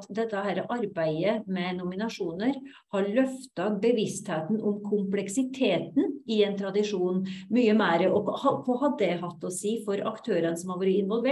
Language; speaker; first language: Norwegian; native; Norwegian